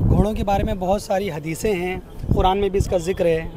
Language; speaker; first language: Hindi; native; Hindi